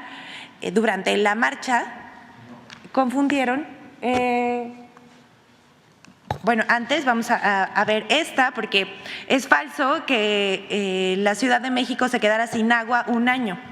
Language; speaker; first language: Spanish; native; Spanish